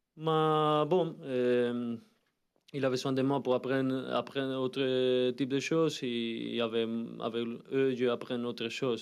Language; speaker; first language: French; non-native, learner; Spanish